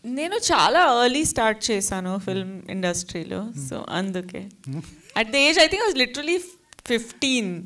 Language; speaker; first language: Telugu; non-native, learner; Hindi